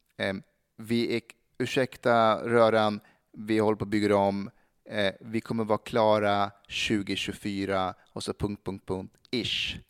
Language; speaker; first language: Swedish; early bilingual, other home language; Persian